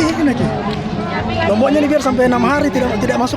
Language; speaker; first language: Indonesian; native; Indonesian